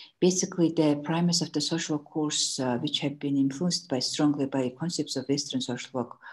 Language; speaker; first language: English; non-native, learner; Mongolian